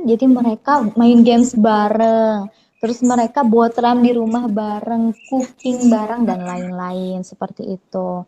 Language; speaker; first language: Indonesian; native; Indonesian